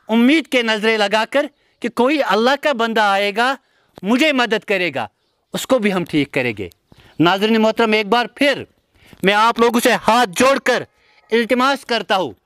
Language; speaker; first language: Hindi; non-native, local second language; Kashmiri